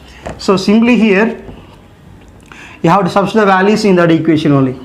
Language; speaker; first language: English; non-native, local second language; Telugu